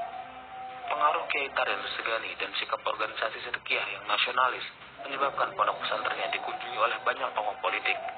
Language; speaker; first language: Indonesian; native; Indonesian